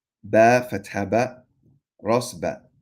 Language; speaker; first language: Arabic; non-native, fluent; English